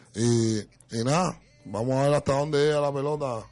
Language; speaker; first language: Spanish; native; Spanish